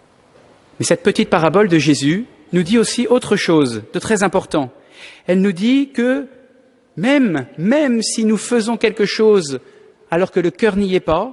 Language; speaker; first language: French; native; French